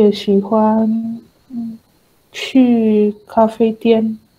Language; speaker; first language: Chinese; non-native, learner; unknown